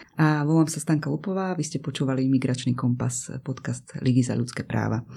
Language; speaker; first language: Slovak; native; Slovak